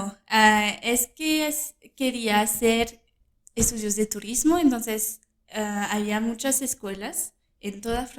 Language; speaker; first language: Spanish; non-native, fluent; French